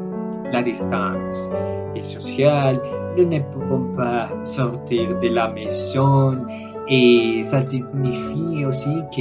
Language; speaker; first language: French; non-native, learner; Spanish